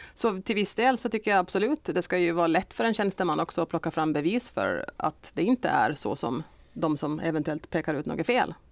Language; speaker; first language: Swedish; native; Swedish